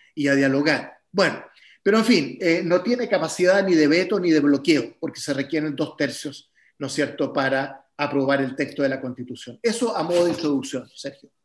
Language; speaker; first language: Spanish; native; Spanish